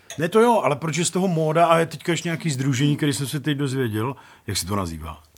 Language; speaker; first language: Czech; native; Czech